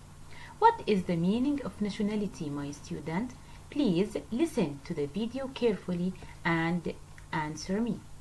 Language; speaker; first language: English; non-native, fluent; Arabic